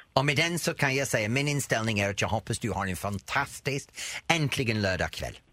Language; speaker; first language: Swedish; non-native, fluent; English